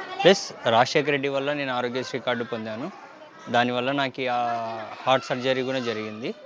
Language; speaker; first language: Telugu; native; Telugu